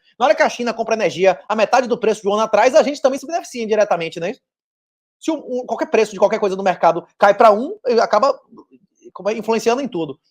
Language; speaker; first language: Portuguese; native; Portuguese